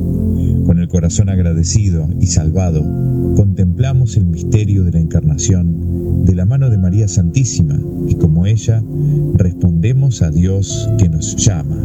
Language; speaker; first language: Spanish; native; Spanish